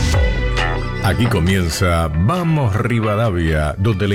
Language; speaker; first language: Spanish; native; Spanish